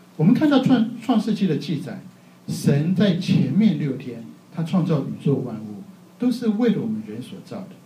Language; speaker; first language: Chinese; native; Chinese